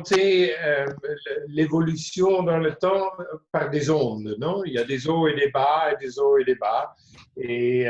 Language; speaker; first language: French; non-native, fluent; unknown